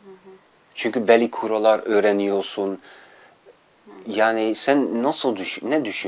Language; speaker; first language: Turkish; non-native, fluent; Dutch